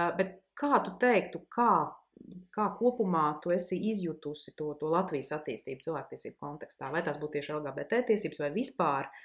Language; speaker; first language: Latvian; native; Latvian